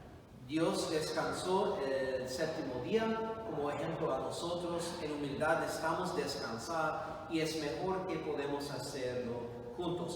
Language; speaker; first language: Spanish; non-native, fluent; English